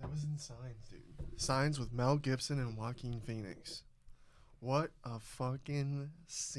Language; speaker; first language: English; native; English